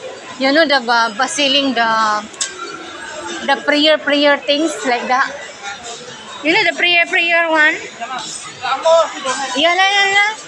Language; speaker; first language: English; non-native, local second language; Filipino